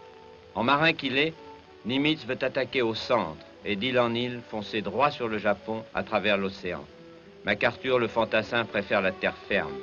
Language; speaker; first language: French; native; French